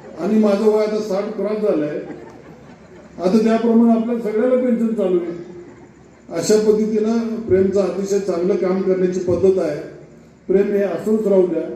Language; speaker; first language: Marathi; non-native, local second language; Lambadi